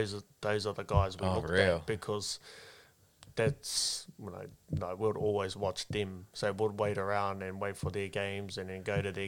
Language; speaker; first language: English; non-native, local second language; Māori